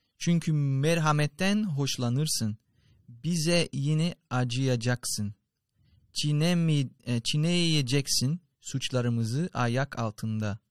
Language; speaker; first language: Turkish; non-native, fluent; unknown